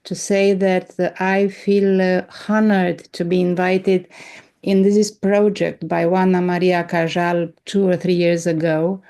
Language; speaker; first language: English; non-native, fluent; Romanian